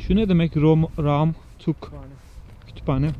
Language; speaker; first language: Turkish; native; Turkish